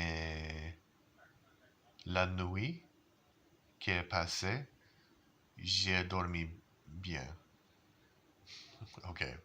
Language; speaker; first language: French; non-native, learner; English